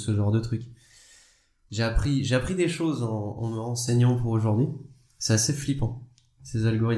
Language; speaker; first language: French; native; French